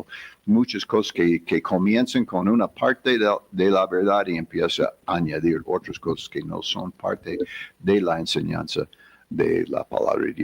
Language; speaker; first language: Spanish; non-native, fluent; English